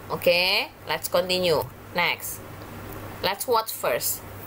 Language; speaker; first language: English; non-native, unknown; Indonesian